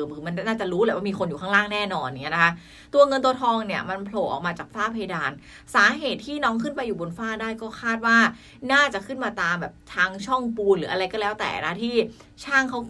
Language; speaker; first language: Thai; native; Thai